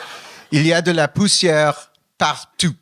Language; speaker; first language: French; non-native, fluent; English